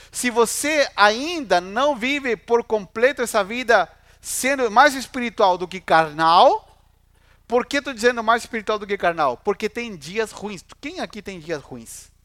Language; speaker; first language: Portuguese; non-native, fluent; Spanish